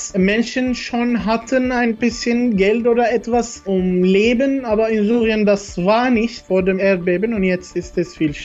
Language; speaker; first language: German; non-native, learner; Arabic